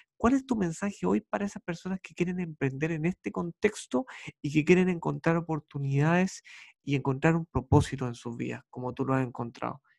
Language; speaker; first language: Spanish; native; Spanish